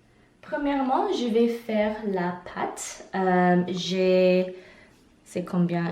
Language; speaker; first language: French; non-native, learner; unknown